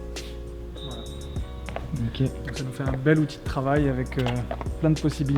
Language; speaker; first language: French; native; French